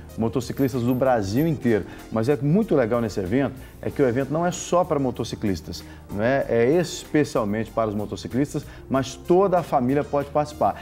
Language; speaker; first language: Portuguese; native; Portuguese